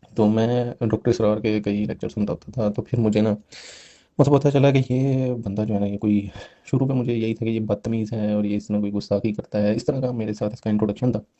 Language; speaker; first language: Urdu; non-native, local second language; Punjabi